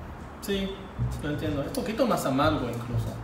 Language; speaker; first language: Spanish; non-native, fluent; Hebrew